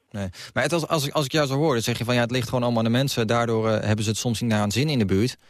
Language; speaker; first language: Dutch; native; Dutch